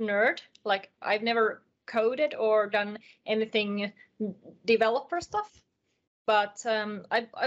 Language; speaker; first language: English; non-native, fluent; Finnish